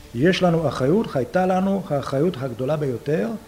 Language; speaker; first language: Hebrew; non-native, fluent; Polish